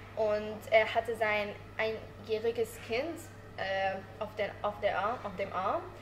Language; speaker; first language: German; non-native, learner; Arabic